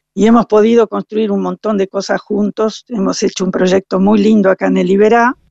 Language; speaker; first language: Spanish; native; Spanish